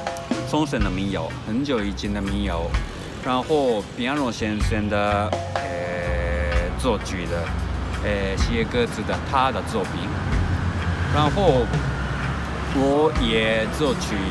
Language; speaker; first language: Chinese; non-native, learner; Japanese